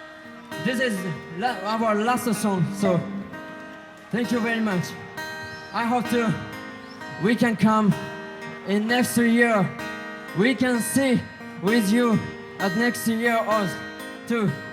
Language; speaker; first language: English; non-native, learner; Japanese